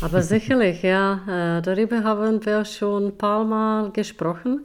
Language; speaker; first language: German; non-native, fluent; Czech